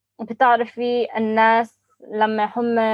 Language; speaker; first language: Arabic; non-native, learner; English